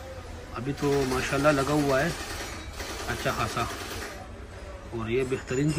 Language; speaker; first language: Hindi; non-native, fluent; Pashto